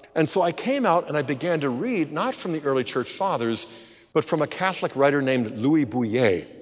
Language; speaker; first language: English; native; English